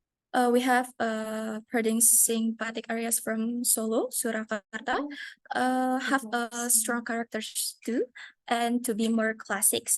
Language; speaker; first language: English; non-native, learner; Indonesian